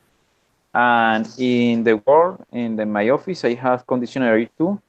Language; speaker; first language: English; non-native, learner; Spanish